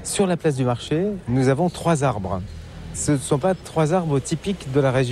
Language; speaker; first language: French; native; French